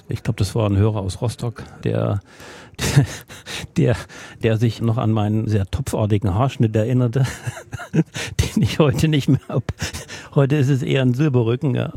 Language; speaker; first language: German; native; German